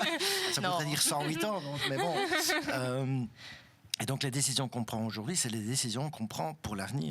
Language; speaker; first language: French; non-native, local second language; German